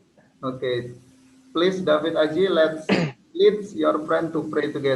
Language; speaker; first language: English; non-native, fluent; Indonesian